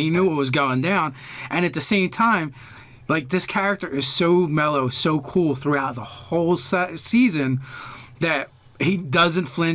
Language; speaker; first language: English; native; English